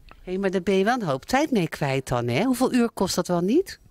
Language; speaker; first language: Dutch; native; Dutch